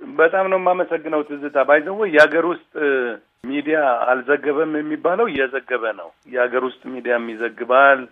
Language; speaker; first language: Amharic; non-native, local second language; Tigrinya